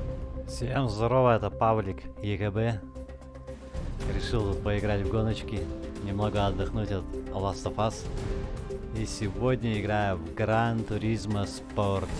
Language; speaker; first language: Russian; native; Russian